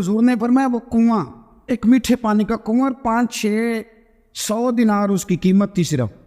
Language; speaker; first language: Urdu; non-native, local second language; Punjabi